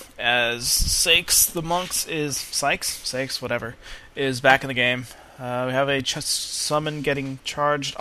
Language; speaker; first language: English; native; English